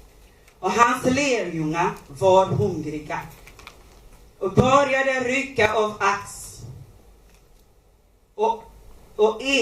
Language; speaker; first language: Swedish; non-native, learner; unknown